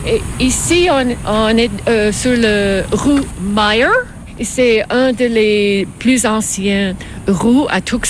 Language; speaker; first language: French; non-native, fluent; English